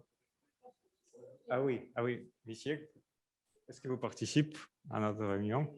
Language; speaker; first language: French; non-native, learner; Russian